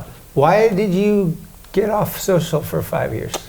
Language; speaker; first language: English; native; English